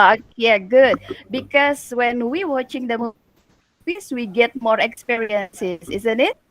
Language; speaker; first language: English; non-native, learner; Indonesian